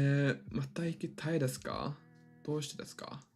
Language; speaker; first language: Japanese; non-native, learner; Swedish